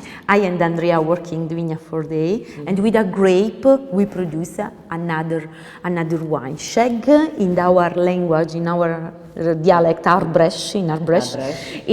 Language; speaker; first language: English; non-native, learner; Italian